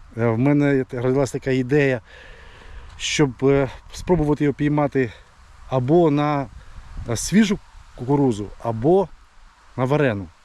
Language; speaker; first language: Ukrainian; non-native, local second language; Russian